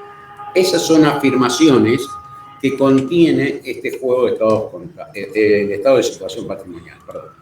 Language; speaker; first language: Spanish; native; Spanish